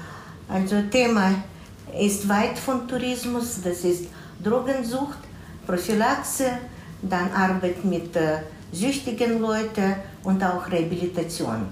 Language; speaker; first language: German; non-native, fluent; Russian